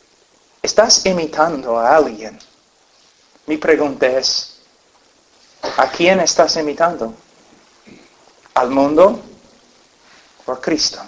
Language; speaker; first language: Spanish; non-native, fluent; English